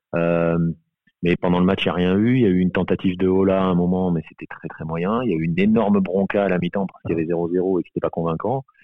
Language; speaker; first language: French; native; French